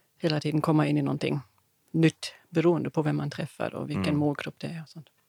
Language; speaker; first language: Swedish; non-native, fluent; German